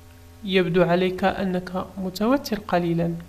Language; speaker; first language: Arabic; native; Arabic